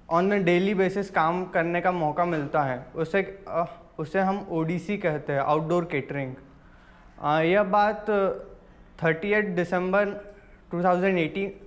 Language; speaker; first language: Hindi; native; Hindi